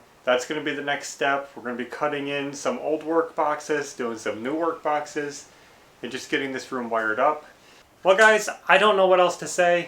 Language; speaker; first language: English; native; English